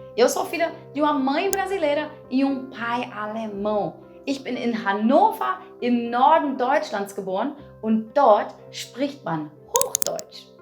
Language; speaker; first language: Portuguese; non-native, fluent; German